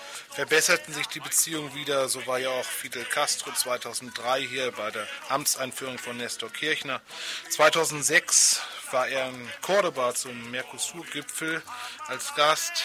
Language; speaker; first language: German; native; German